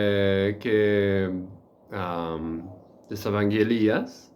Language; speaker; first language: Greek; non-native, learner; English